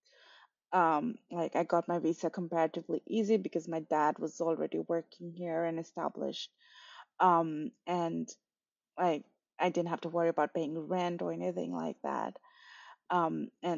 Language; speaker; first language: English; non-native, local second language; Nepali